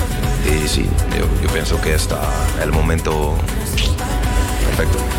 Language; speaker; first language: Spanish; non-native, learner; French